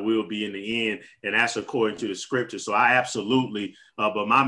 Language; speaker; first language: English; native; English